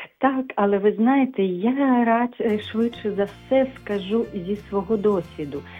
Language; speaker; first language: Ukrainian; non-native, local second language; Russian